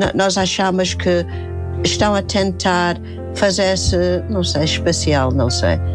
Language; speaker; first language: Portuguese; non-native, fluent; English